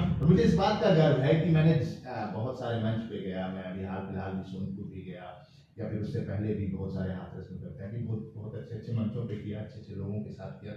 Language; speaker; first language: Hindi; native; Hindi